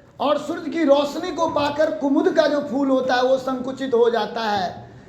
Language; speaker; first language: Hindi; native; Hindi